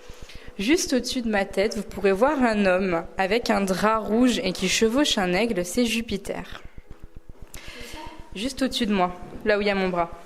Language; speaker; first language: French; native; French